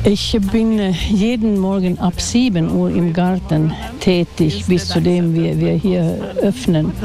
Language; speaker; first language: German; non-native, fluent; Swedish